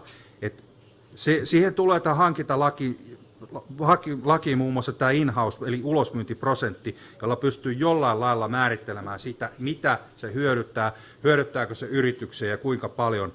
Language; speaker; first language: Finnish; native; Finnish